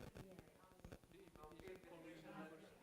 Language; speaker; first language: English; non-native, learner; Indonesian